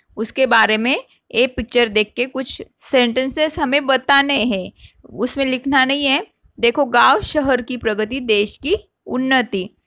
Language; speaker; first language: Hindi; non-native, local second language; Marathi